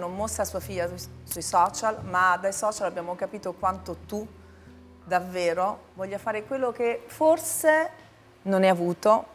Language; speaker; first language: Italian; native; Italian